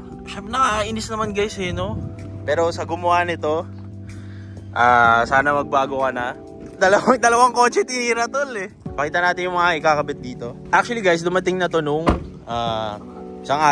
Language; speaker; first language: Filipino; native; Filipino